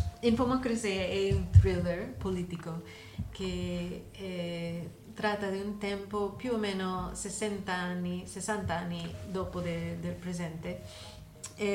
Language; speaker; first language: Italian; non-native, learner; English